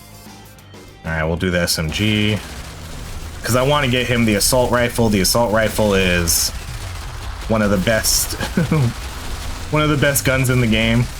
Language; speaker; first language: English; native; English